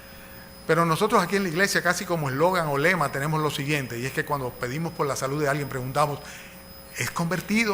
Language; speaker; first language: Spanish; native; Spanish